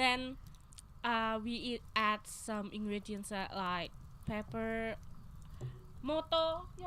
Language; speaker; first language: English; non-native, learner; Indonesian